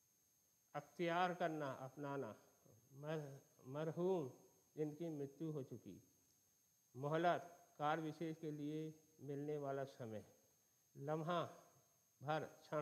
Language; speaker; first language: Hindi; native; Hindi